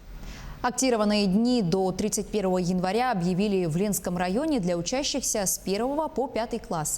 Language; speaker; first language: Russian; native; Russian